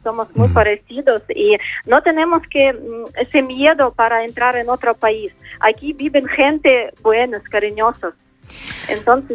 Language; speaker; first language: Spanish; non-native, learner; Ukrainian